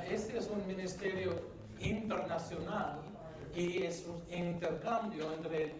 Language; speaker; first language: Spanish; non-native, fluent; English